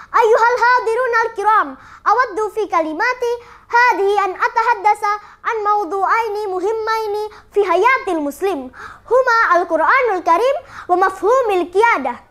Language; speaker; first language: Arabic; non-native, learner; Indonesian